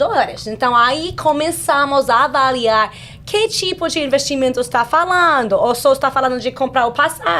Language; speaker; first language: Portuguese; non-native, fluent; English